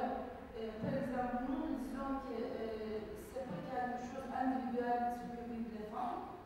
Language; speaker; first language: French; non-native, fluent; Turkish